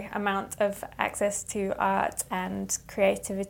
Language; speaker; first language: English; native; English